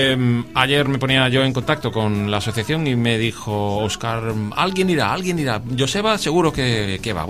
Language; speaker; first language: Spanish; native; Spanish